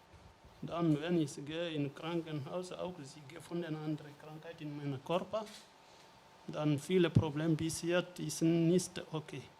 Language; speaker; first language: German; non-native, learner; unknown